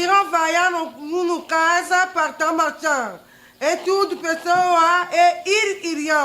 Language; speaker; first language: Portuguese; non-native, learner; Lingala